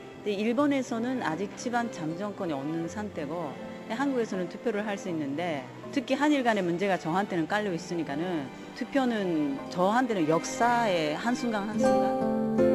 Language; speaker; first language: Korean; early bilingual, heritage; Korean